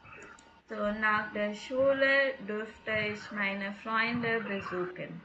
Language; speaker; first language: German; non-native, fluent; Tamil